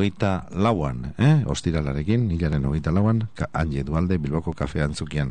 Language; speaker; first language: Basque; native; Basque